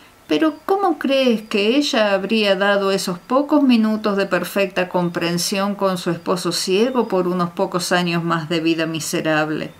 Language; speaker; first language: Spanish; native; Spanish